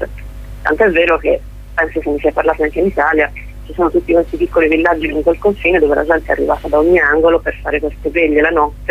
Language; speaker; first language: Italian; native; Italian